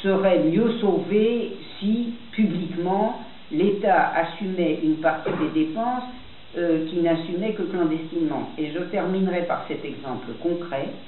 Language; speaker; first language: French; native; French